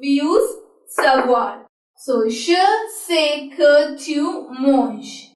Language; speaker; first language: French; non-native, learner; Hindi